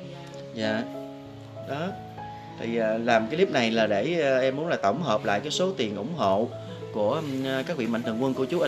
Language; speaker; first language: Vietnamese; native; Vietnamese